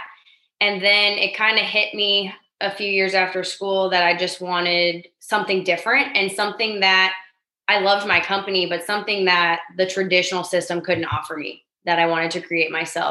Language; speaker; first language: English; native; English